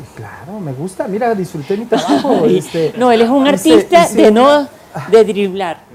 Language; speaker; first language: Spanish; native; Spanish